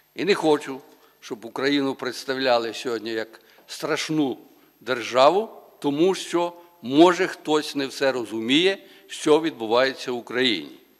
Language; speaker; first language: Ukrainian; native; Ukrainian